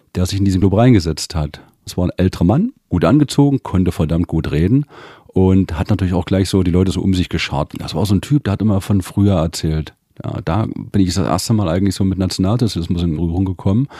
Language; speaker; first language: German; native; German